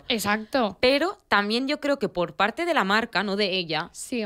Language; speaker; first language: Spanish; native; Spanish